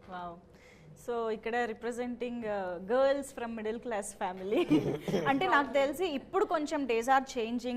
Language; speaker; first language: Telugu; native; Telugu